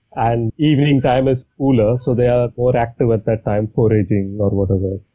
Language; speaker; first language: English; non-native, local second language; Tamil